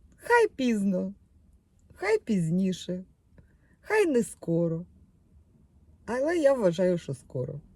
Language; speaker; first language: Ukrainian; non-native, local second language; Russian